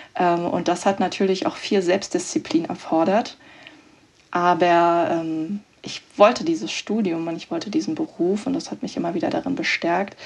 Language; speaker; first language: German; native; German